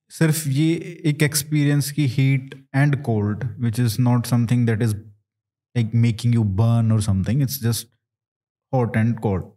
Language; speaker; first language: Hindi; native; Hindi